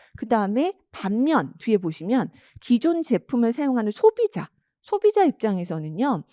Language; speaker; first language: Korean; native; Korean